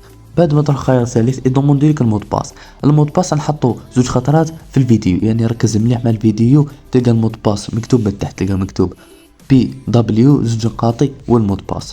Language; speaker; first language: Arabic; native; Arabic